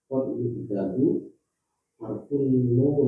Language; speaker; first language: Arabic; non-native, learner; Indonesian